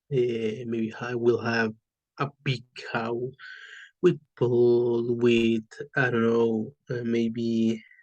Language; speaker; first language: English; non-native, learner; Spanish